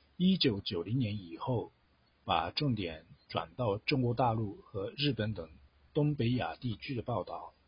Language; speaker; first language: Chinese; non-native, fluent; Japanese